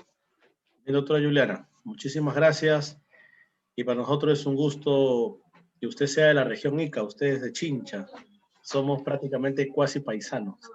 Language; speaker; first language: Spanish; native; Spanish